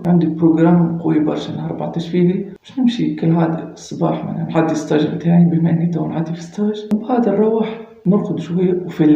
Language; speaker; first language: Arabic; native; Arabic